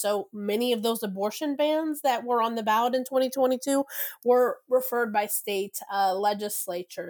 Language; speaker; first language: English; native; English